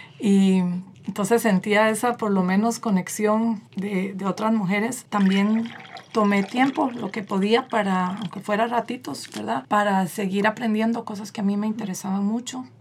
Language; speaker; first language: Spanish; native; Spanish